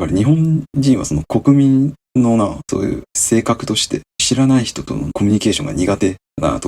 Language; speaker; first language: Japanese; native; Japanese